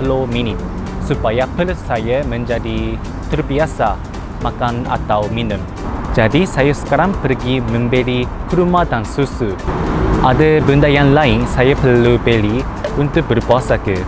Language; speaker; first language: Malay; non-native, learner; Japanese